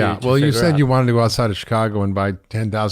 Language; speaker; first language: English; native; English